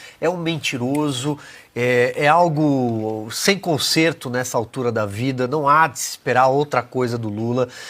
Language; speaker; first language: Portuguese; native; Portuguese